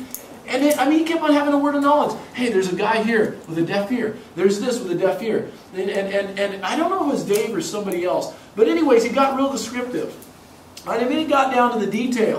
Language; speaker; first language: English; native; English